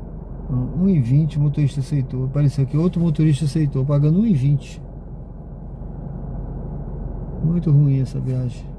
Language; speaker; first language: Portuguese; native; Portuguese